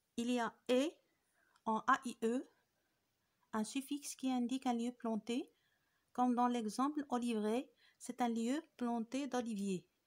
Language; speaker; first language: French; non-native, local second language; Arabic